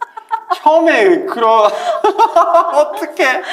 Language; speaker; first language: Korean; non-native, fluent; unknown